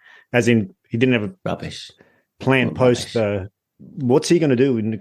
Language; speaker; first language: English; native; English